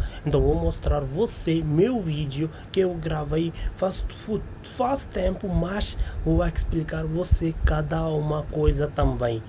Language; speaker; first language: Portuguese; non-native, learner; Hindi